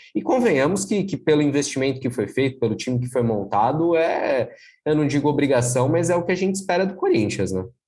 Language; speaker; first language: Portuguese; native; Portuguese